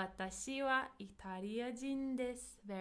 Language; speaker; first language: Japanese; non-native, fluent; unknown